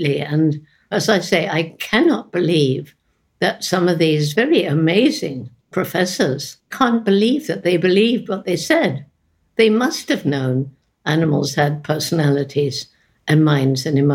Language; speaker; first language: English; native; English